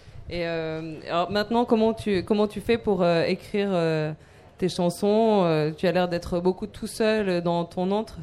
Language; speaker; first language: French; native; French